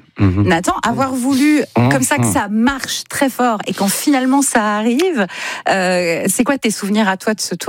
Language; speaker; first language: French; native; French